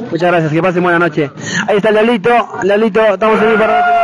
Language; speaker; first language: Spanish; native; Spanish